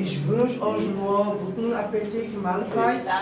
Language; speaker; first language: German; non-native, learner; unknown